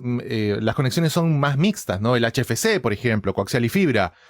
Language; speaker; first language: Spanish; native; Spanish